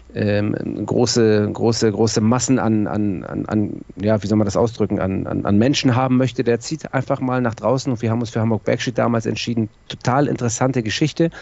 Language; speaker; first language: German; native; German